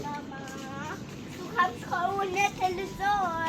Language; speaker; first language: Albanian; early bilingual, heritage; Albanian